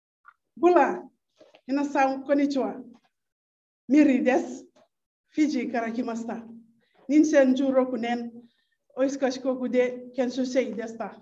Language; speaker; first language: Japanese; non-native, learner; Fijian